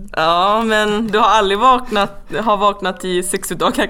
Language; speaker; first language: Swedish; non-native, fluent; Persian